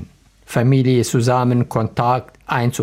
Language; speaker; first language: German; non-native, learner; Arabic